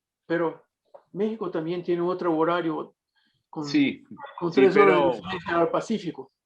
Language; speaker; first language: Spanish; non-native, fluent; Portuguese